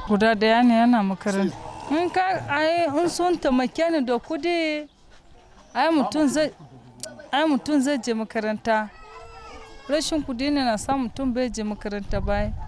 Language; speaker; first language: Hausa; non-native, local second language; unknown